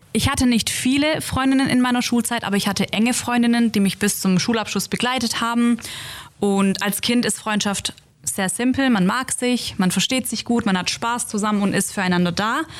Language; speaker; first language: German; native; German